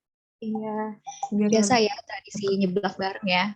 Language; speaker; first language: Indonesian; native; Indonesian